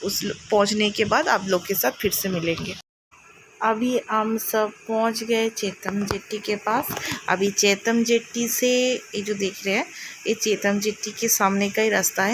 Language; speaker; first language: Hindi; non-native, local second language; Bangla